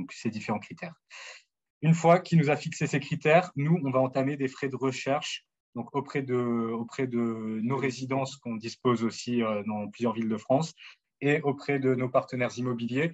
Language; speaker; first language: French; native; French